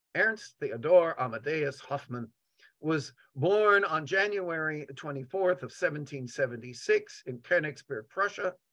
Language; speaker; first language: English; native; English